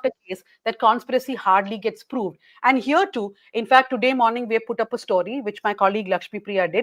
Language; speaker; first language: English; non-native, local second language; Malayalam